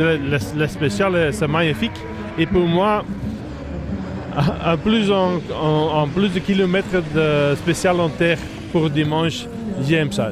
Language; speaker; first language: French; non-native, learner; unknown